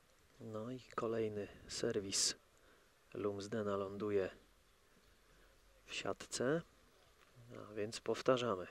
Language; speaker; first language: Polish; native; Polish